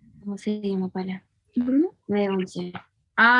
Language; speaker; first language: Spanish; early bilingual, heritage; Spanish